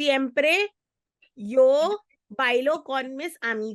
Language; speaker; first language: Spanish; non-native, fluent; Hindi